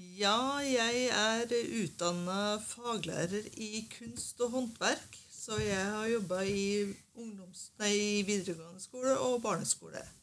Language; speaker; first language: Norwegian; native; Norwegian